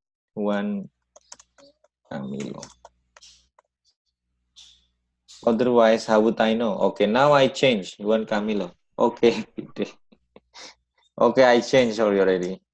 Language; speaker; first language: English; non-native, learner; Indonesian